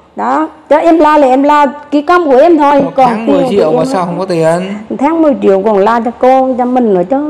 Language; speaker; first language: Vietnamese; native; Vietnamese